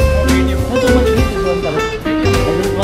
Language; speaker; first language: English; non-native, local second language; Filipino